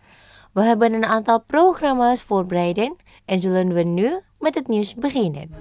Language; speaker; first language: Dutch; non-native, learner; Indonesian